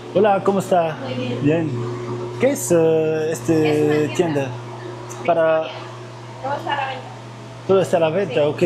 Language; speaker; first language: Spanish; non-native, learner; Arabic